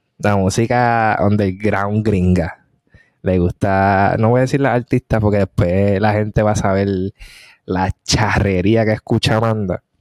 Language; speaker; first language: Spanish; native; Spanish